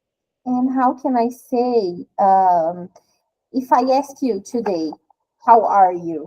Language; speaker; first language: English; non-native, fluent; Portuguese